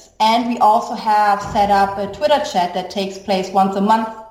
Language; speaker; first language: English; non-native, fluent; German